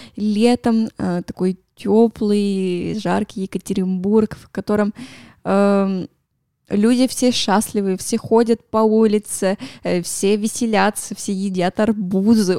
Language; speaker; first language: Russian; non-native, fluent; Spanish